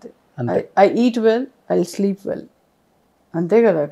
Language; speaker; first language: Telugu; non-native, local second language; Kannada